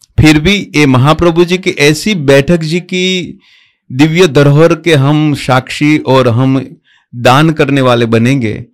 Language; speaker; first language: Hindi; non-native, local second language; Gujarati